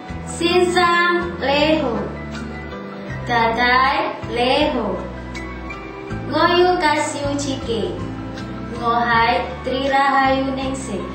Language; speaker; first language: Cantonese; non-native, learner; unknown